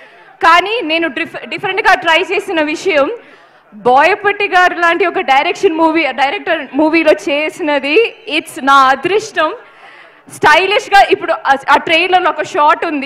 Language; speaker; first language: Telugu; non-native, learner; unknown